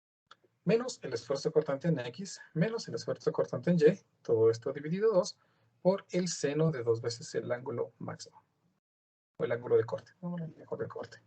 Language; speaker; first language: Spanish; native; Spanish